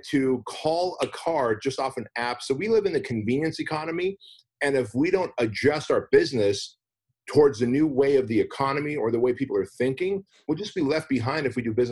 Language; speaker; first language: English; early bilingual, other home language; Armenian